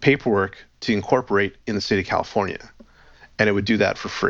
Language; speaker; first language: English; native; English